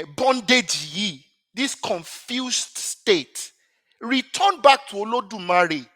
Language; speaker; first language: English; non-native, local second language; Yoruba